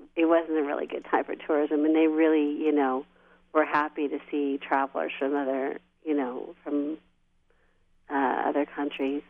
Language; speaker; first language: English; native; English